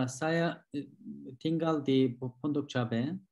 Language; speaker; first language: Indonesian; non-native, learner; Turkish